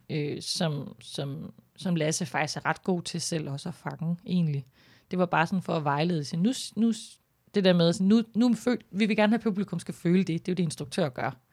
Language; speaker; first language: Danish; native; Danish